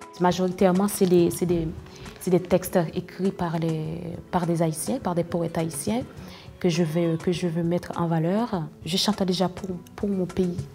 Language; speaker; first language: French; non-native, local second language; Haitian Creole